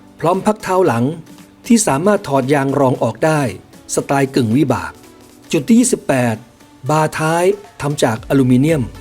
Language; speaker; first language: Thai; native; Thai